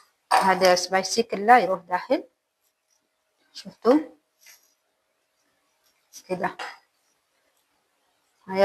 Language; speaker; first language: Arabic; non-native, learner; Amharic